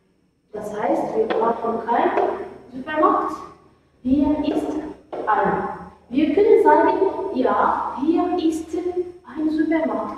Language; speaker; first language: German; non-native, fluent; Arabic